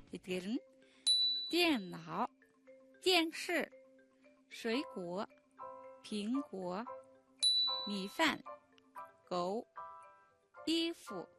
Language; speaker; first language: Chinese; non-native, fluent; Mongolian